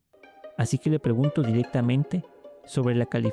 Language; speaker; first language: Spanish; native; Spanish